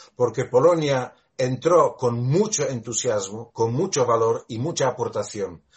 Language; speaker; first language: Spanish; non-native, fluent; Polish